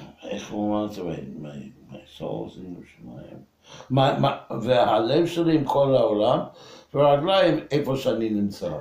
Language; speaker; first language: Hebrew; non-native, fluent; English